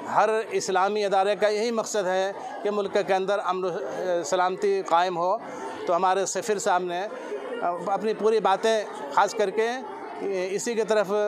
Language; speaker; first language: Urdu; native; Urdu